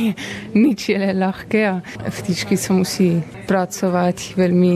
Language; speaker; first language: Slovak; early bilingual, heritage; Slovak